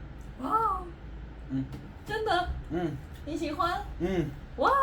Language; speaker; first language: Chinese; non-native, learner; Thai